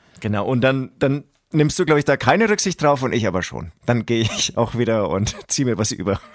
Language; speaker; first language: German; native; German